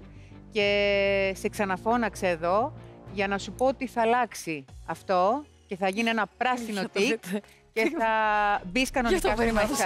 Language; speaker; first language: Greek; native; Greek